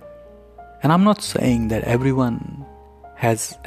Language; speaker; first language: English; non-native, local second language; Hindi